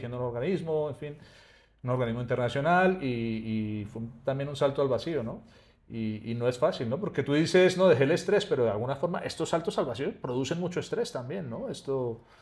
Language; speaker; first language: Spanish; native; Spanish